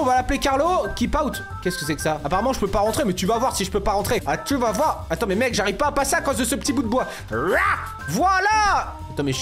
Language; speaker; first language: French; native; French